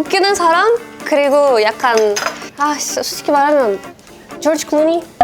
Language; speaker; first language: Korean; non-native, fluent; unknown